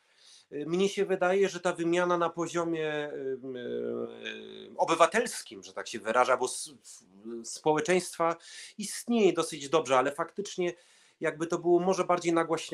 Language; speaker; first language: Polish; early bilingual, heritage; Polish